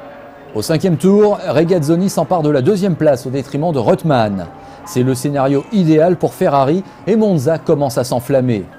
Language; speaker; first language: French; native; French